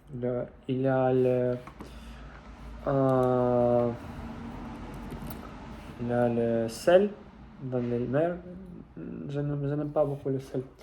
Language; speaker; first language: French; non-native, learner; Russian